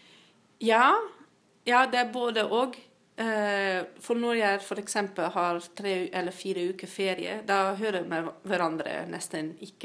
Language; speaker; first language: Norwegian; non-native, fluent; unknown